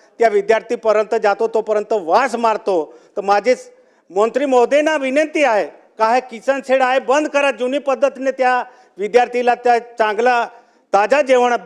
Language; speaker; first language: Marathi; non-native, local second language; Bhili